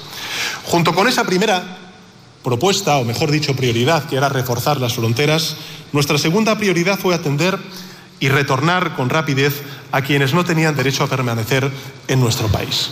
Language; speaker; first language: Spanish; native; Spanish